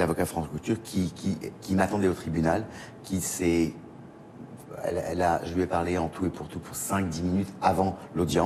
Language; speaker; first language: French; native; French